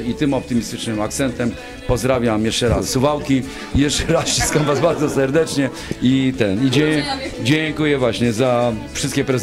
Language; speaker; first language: Polish; native; Polish